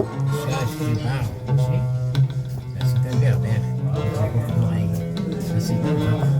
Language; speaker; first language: French; non-native, learner; Arabic